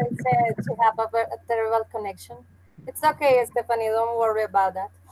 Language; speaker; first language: English; non-native, fluent; Spanish